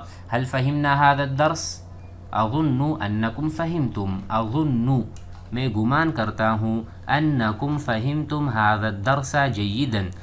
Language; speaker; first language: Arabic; non-native, fluent; Urdu